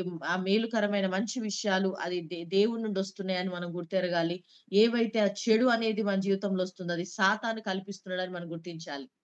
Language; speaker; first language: Telugu; native; Telugu